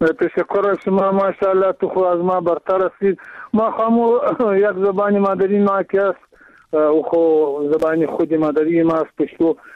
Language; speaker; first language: Persian; non-native, local second language; Pashto